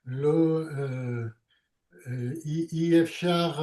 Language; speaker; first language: Hebrew; non-native, learner; French